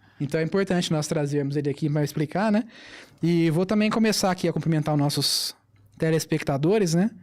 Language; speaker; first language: Portuguese; native; Portuguese